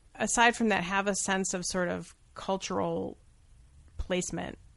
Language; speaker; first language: English; native; English